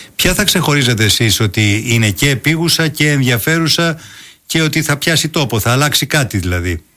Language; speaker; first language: Greek; native; Greek